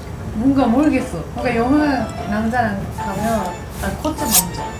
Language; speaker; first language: Korean; non-native, fluent; Japanese